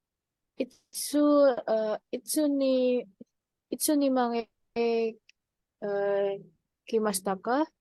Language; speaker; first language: Japanese; non-native, learner; Indonesian